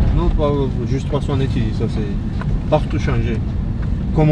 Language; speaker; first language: French; non-native, learner; Georgian